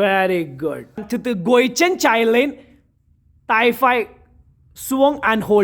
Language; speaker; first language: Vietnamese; non-native, learner; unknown